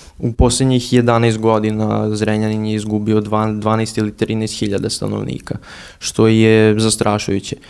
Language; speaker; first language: Serbian; native; Serbian